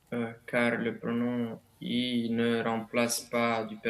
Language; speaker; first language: French; non-native, learner; Romanian